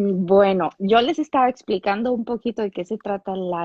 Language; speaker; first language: Spanish; native; Spanish